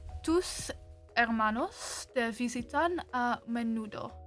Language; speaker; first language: Spanish; non-native, learner; English